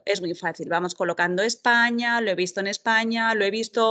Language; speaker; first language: Spanish; native; Spanish